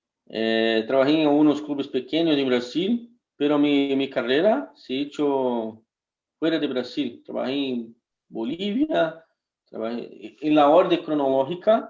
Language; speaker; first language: Spanish; non-native, fluent; Portuguese